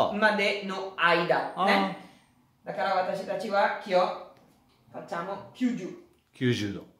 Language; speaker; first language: Japanese; non-native, learner; Italian